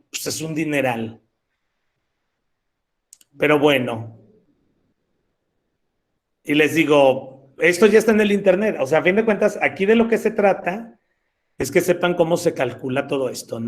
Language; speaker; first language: Spanish; native; Spanish